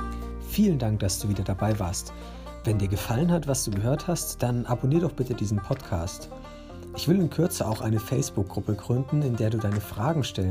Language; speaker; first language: German; native; German